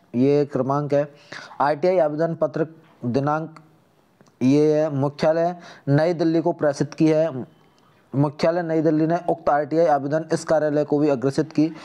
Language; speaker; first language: Hindi; native; Hindi